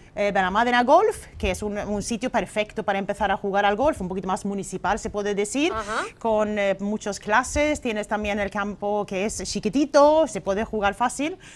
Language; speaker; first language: Spanish; non-native, fluent; Swedish